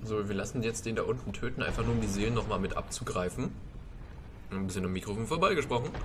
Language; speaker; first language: German; native; German